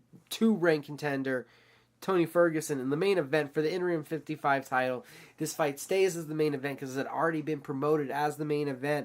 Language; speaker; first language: English; native; English